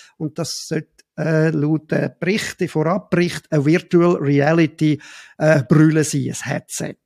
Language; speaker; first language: German; native; German